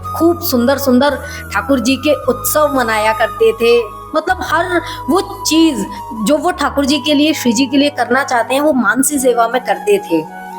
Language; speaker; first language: Hindi; native; Hindi